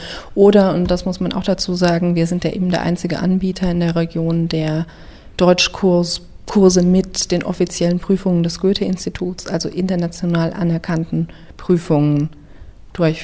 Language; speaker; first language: German; native; German